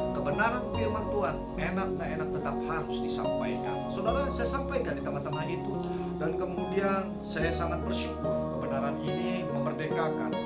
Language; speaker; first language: Indonesian; native; Indonesian